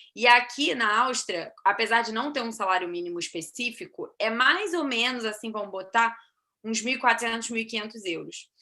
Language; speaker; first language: Portuguese; native; Portuguese